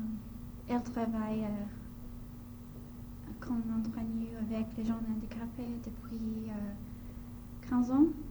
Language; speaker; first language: French; non-native, learner; English